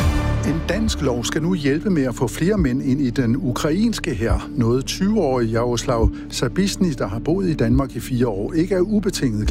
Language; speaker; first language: Danish; native; Danish